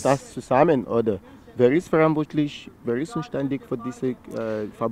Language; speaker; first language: German; non-native, learner; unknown